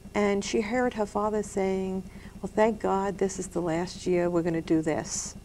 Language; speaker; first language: English; native; English